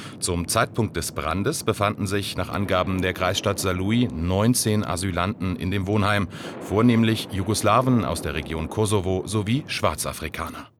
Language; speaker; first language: German; native; German